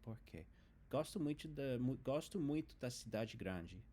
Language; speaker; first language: Portuguese; non-native, fluent; English